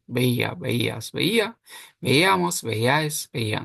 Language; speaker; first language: Spanish; non-native, fluent; Ukrainian